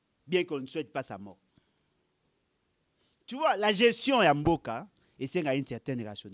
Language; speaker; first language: French; non-native, local second language; Lingala